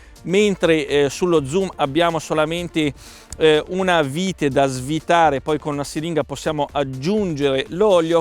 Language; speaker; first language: Italian; native; Italian